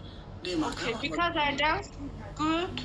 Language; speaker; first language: English; non-native, fluent; Persian